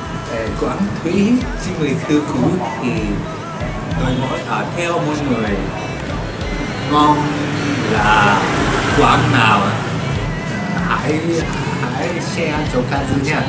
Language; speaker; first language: Vietnamese; non-native, learner; Japanese